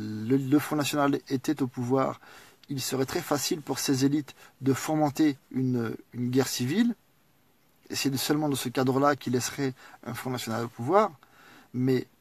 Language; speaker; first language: French; native; French